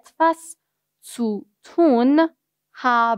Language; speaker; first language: German; non-native, fluent; Persian